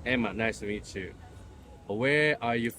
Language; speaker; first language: English; non-native, learner; Japanese